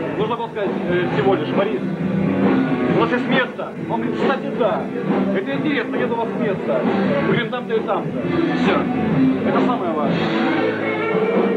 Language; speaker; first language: Russian; native; Russian